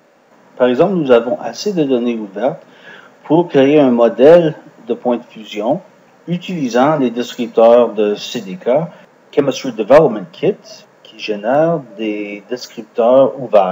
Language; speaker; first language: French; non-native, fluent; English